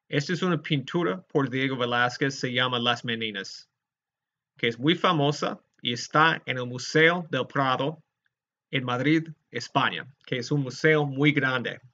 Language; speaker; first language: Spanish; non-native, fluent; English